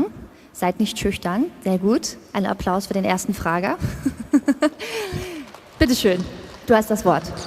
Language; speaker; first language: German; native; German